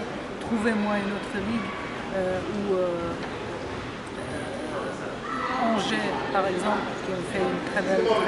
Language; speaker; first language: French; non-native, fluent; Serbian